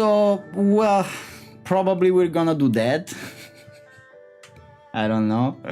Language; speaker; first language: English; non-native, fluent; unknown